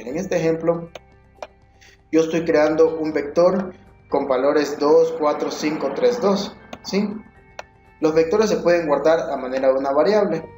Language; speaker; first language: Spanish; native; Spanish